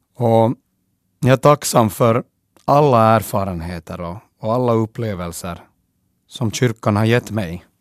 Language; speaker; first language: Swedish; native; Swedish